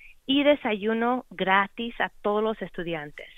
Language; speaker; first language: Spanish; native; Spanish